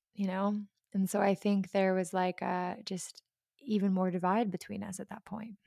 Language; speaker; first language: English; native; English